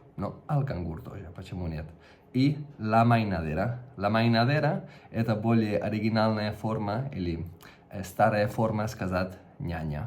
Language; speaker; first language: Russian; non-native, fluent; Catalan